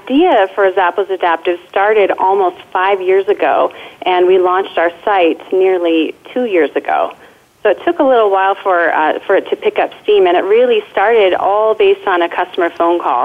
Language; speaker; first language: English; native; English